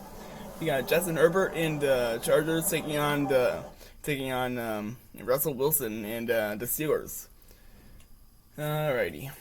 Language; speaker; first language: English; native; English